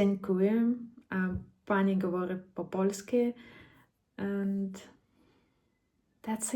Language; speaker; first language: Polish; non-native, learner; Ukrainian